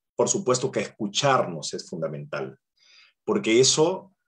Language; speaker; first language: Spanish; native; Spanish